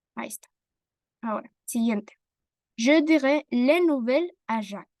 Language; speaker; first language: French; non-native, learner; Spanish